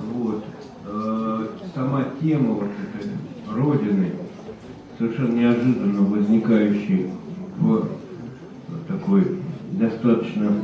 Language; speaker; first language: Russian; native; Russian